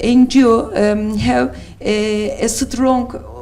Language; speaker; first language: English; non-native, learner; Turkish